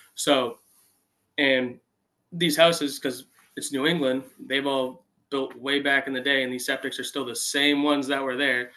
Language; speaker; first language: English; native; English